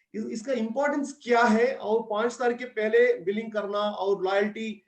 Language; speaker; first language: Hindi; non-native, local second language; Kannada